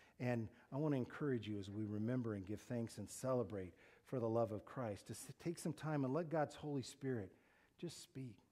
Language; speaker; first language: English; native; English